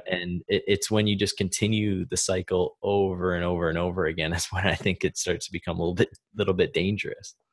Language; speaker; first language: English; native; English